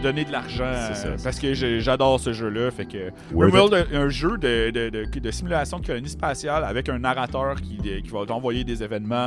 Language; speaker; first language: French; native; French